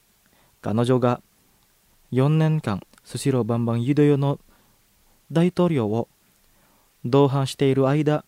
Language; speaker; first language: Japanese; non-native, fluent; Indonesian